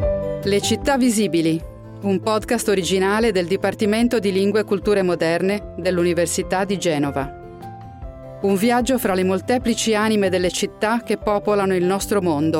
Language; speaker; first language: Italian; native; Italian